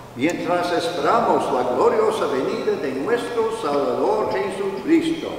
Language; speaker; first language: Spanish; non-native, fluent; English